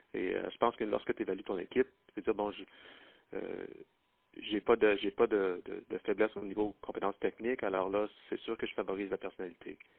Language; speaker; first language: French; native; French